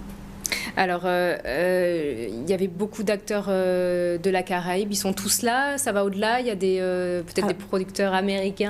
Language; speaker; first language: French; native; French